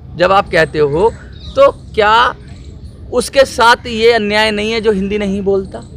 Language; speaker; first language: Hindi; native; Hindi